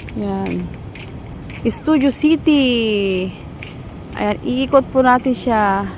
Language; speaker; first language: Filipino; native; Filipino